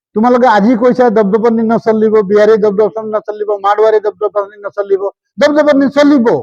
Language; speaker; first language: Assamese; native; Assamese